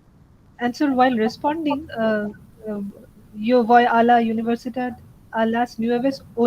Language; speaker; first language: Spanish; non-native, learner; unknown